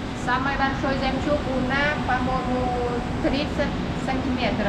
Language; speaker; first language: Russian; non-native, learner; Vietnamese